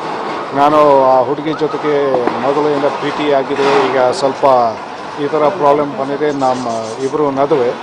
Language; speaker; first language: Kannada; non-native, fluent; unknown